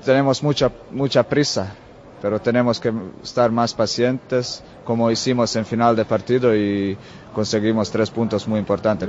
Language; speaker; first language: Spanish; non-native, fluent; Croatian